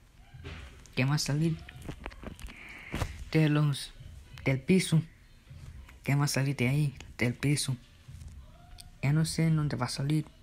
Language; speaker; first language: Spanish; early bilingual, heritage; Spanish